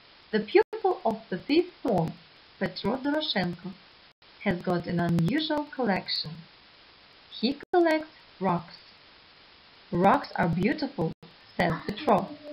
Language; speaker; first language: English; non-native, fluent; Ukrainian